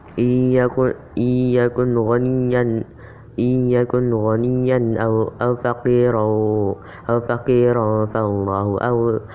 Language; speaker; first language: Arabic; non-native, learner; Indonesian